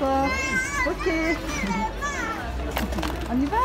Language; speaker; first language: French; native; French